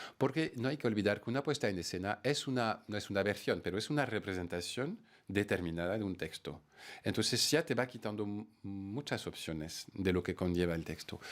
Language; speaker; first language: Spanish; non-native, fluent; French